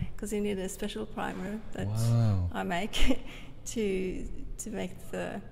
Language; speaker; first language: English; non-native, fluent; Norwegian